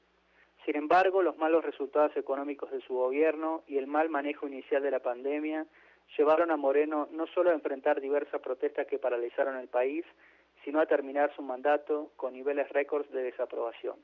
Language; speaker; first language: Spanish; native; Spanish